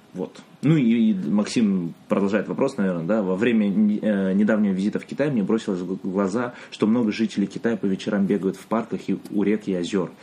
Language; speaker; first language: Russian; native; Russian